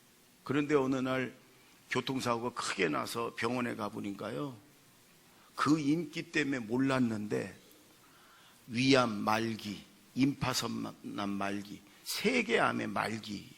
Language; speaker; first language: Korean; native; Korean